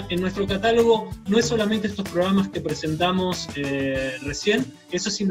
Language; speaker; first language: Spanish; native; Spanish